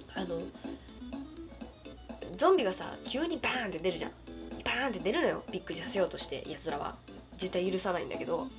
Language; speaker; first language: Japanese; native; Japanese